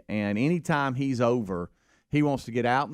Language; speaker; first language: English; native; English